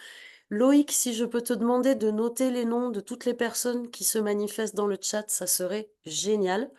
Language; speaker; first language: French; native; French